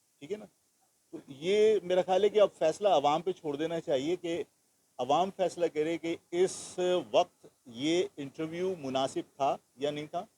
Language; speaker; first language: Urdu; native; Urdu